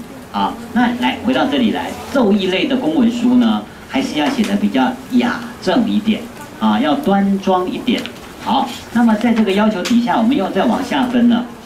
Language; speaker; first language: Chinese; native; Chinese